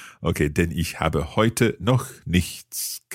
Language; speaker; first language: German; non-native, learner; English